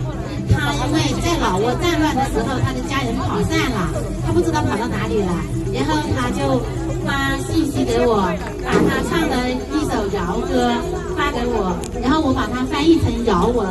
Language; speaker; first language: Chinese; non-native, local second language; Iu Mien